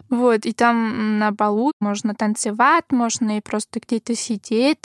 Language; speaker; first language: Russian; non-native, fluent; German